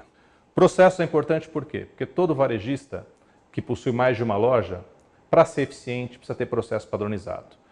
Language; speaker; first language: Portuguese; native; Portuguese